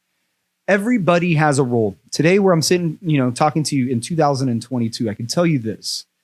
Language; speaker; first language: English; native; English